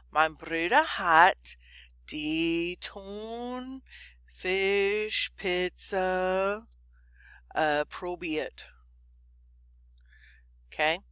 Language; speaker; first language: German; non-native, fluent; English